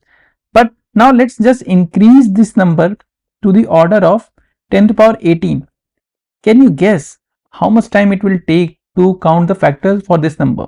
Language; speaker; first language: English; non-native, local second language; Hindi